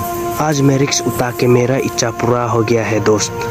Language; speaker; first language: Hindi; non-native, local second language; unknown